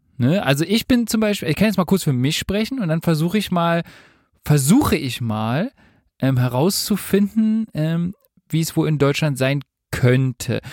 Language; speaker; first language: German; native; German